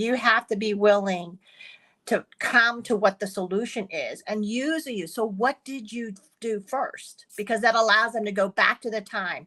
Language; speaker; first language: English; early bilingual, other home language; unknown